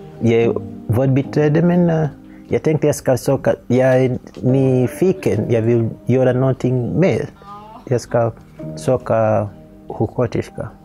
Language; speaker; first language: Swedish; non-native, learner; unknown